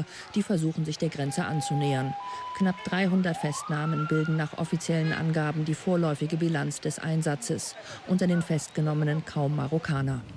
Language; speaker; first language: German; native; German